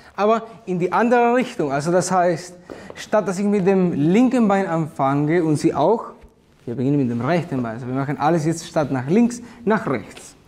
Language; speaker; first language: German; non-native, fluent; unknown